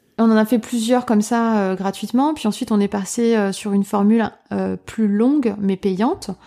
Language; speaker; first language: French; native; French